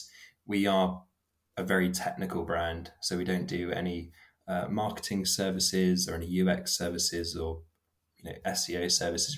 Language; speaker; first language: English; native; English